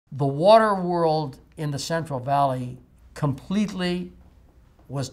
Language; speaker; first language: English; native; English